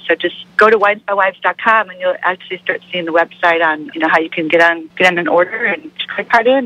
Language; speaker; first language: English; native; English